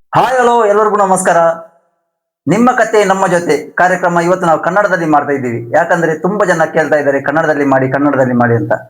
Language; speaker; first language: Kannada; non-native, local second language; Malayalam